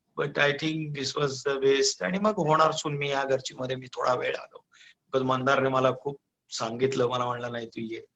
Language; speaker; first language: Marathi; non-native, local second language; Gujarati